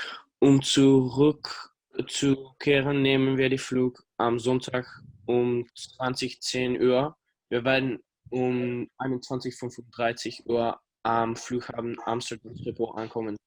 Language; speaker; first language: German; non-native, learner; English